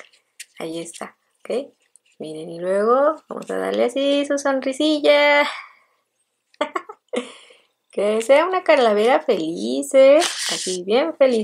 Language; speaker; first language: Spanish; native; Spanish